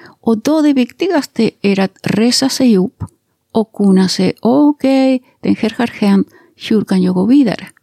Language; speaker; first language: Swedish; non-native, fluent; Spanish